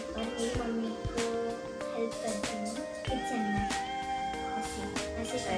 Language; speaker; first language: Hindi; non-native, local second language; Malayalam